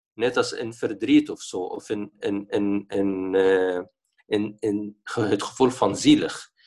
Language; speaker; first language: Dutch; non-native, fluent; Arabic